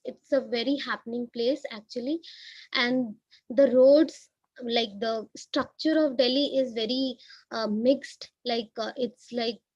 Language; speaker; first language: English; non-native, learner; Hindi